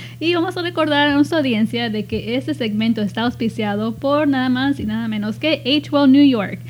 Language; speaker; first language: Spanish; early bilingual, heritage; Spanish